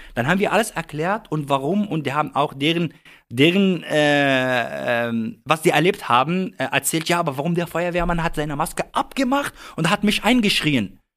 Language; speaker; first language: German; non-native, fluent; Arabic